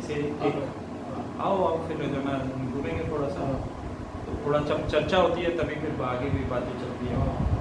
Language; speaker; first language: Hindi; native; Hindi